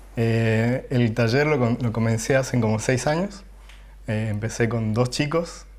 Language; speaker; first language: Spanish; native; Spanish